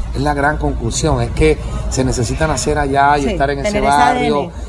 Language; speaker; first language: Spanish; native; Spanish